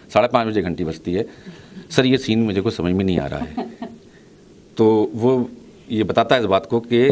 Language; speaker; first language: Hindi; native; Hindi